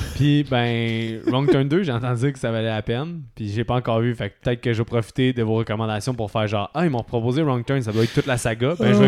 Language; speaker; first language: French; native; French